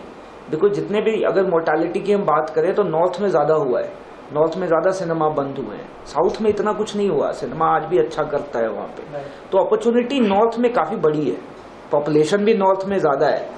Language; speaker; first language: Hindi; native; Hindi